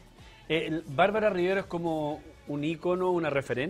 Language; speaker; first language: Spanish; native; Spanish